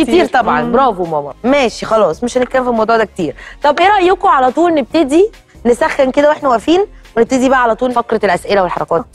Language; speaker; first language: Arabic; native; Arabic